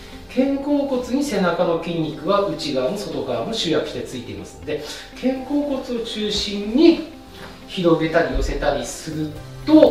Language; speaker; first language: Japanese; native; Japanese